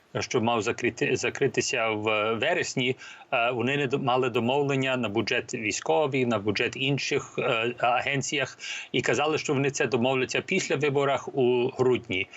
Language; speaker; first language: Ukrainian; early bilingual, heritage; Ukrainian